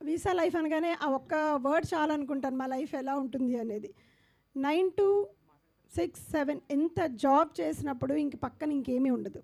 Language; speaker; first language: Telugu; native; Telugu